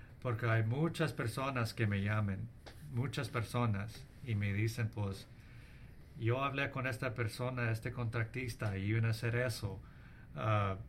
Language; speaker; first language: Spanish; early bilingual, heritage; English